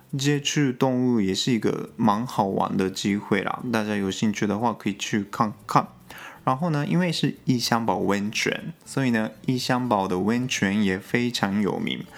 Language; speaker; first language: Chinese; non-native, fluent; Japanese